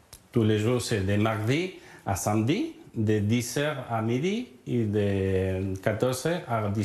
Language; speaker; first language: French; non-native, learner; Spanish